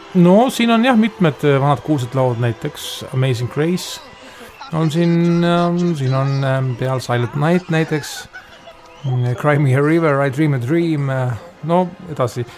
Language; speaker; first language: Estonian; native; Estonian